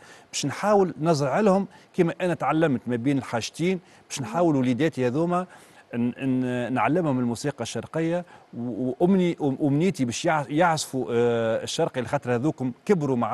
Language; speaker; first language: Arabic; native; Arabic